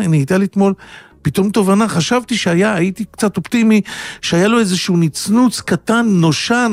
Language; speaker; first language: Hebrew; native; Hebrew